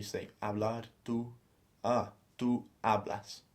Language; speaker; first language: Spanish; non-native, fluent; English